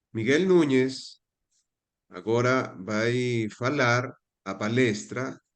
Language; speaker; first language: Portuguese; non-native, learner; Spanish